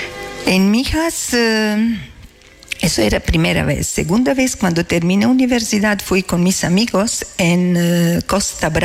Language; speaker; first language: Spanish; non-native, learner; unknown